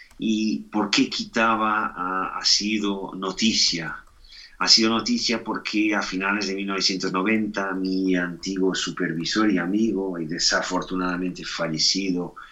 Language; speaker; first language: Spanish; non-native, fluent; Portuguese